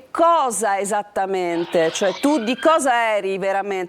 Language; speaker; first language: Italian; native; Italian